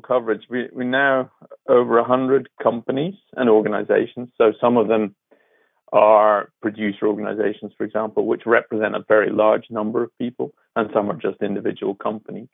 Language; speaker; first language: English; native; English